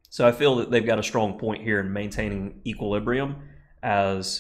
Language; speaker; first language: English; native; English